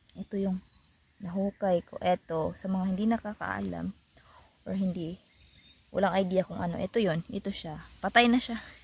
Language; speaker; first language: Filipino; non-native, local second language; Cebuano